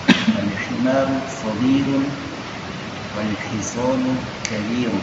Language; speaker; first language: Arabic; non-native, learner; Indonesian